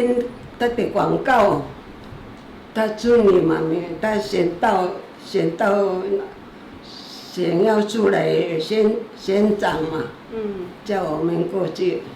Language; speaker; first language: Chinese; non-native, local second language; Amis